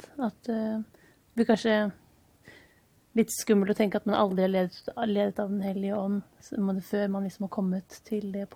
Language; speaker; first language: Norwegian; native; Norwegian